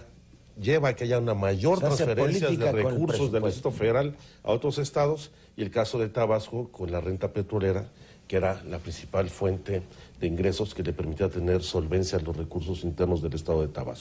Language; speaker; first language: Spanish; native; Spanish